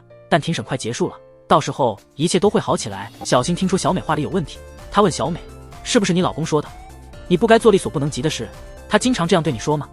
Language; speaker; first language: Chinese; native; Chinese